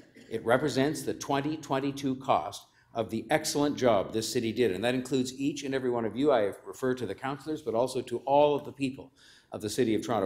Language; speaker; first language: English; native; English